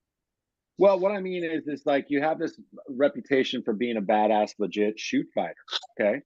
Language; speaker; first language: English; native; English